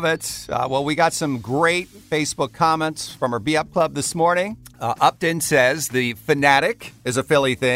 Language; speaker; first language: English; native; English